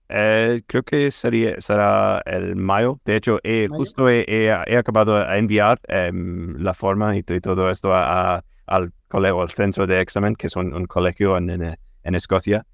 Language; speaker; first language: Spanish; non-native, fluent; English